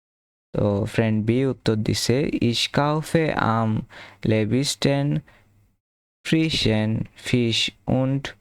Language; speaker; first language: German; non-native, fluent; Bangla